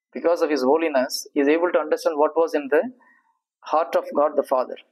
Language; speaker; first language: English; non-native, local second language; Tamil